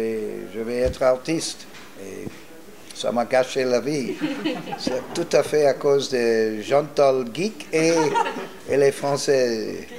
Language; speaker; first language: French; non-native, fluent; English